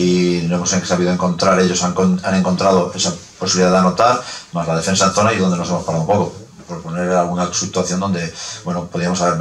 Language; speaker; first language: Spanish; native; Spanish